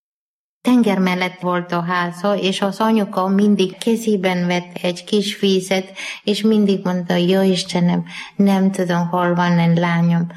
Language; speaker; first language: Hungarian; non-native, fluent; Malayalam